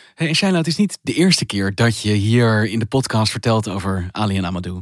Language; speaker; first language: Dutch; native; Dutch